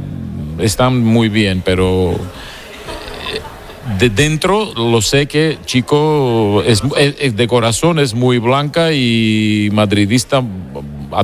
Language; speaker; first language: Spanish; non-native, learner; Georgian